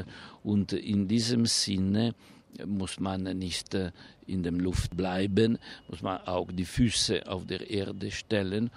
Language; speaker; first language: German; non-native, fluent; Italian